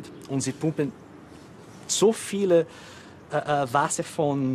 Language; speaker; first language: German; non-native, fluent; Portuguese